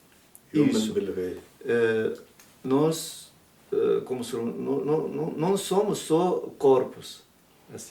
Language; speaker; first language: Portuguese; non-native, learner; Arabic